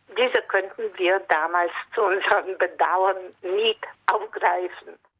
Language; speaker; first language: German; non-native, fluent; Polish